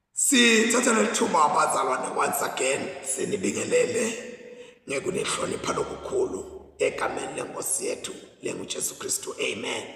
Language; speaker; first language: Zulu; non-native, local second language; Swati